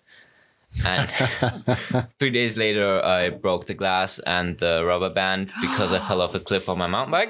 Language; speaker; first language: English; non-native, fluent; German